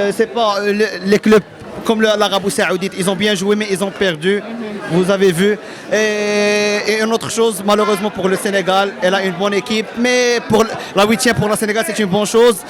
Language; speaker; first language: French; non-native, local second language; Arabic